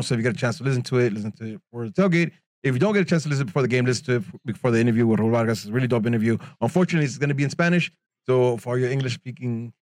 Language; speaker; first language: English; early bilingual, other home language; Spanish